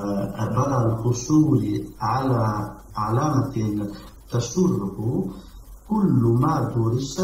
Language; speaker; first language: Arabic; non-native, learner; Italian